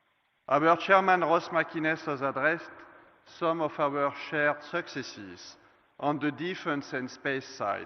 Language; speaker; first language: English; non-native, fluent; French